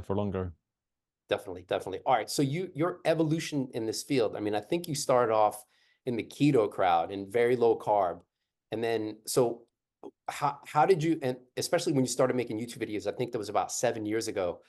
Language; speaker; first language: English; native; English